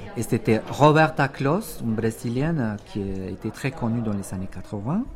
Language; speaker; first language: French; non-native, fluent; Spanish